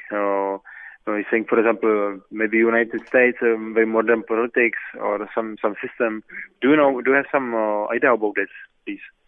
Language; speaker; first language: English; non-native, fluent; Czech